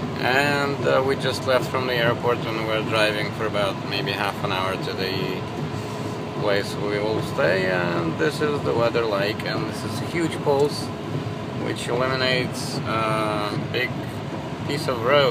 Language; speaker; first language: English; non-native, fluent; Russian